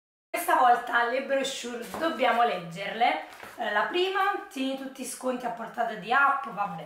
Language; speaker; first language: Italian; native; Italian